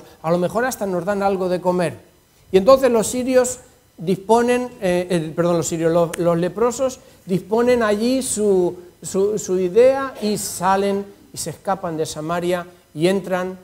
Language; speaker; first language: Spanish; native; Spanish